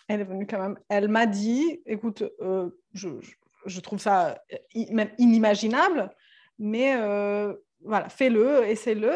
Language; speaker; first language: French; non-native, fluent; Serbian